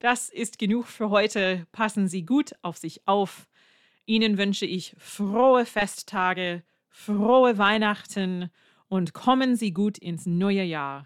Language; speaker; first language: German; non-native, fluent; English